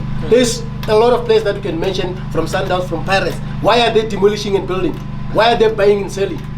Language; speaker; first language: English; non-native, local second language; Northern Sotho